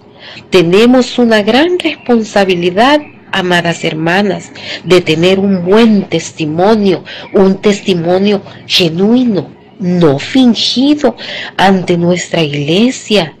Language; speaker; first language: Spanish; native; Spanish